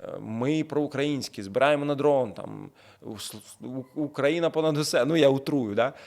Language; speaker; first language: Ukrainian; non-native, local second language; Russian